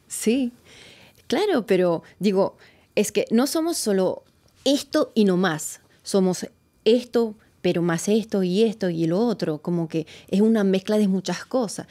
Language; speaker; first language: Spanish; non-native, fluent; French